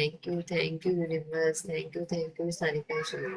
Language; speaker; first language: Hindi; native; Hindi